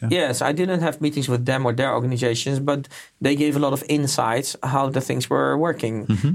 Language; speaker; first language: English; non-native, fluent; Polish